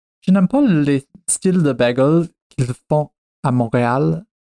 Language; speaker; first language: French; non-native, fluent; English